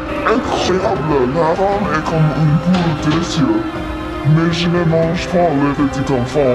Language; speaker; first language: French; non-native, learner; English